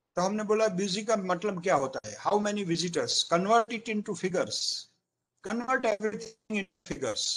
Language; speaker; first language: Hindi; non-native, local second language; Gujarati